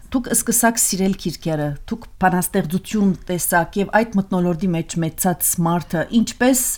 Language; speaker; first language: Armenian; early bilingual, heritage; Armenian